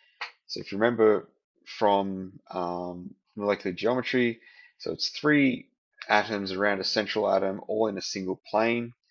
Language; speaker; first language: English; native; English